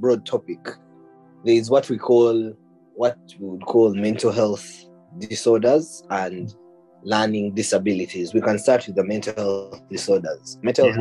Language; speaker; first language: English; non-native, local second language; Ganda